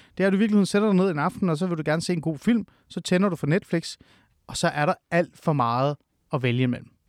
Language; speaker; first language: Danish; early bilingual, other home language; Persian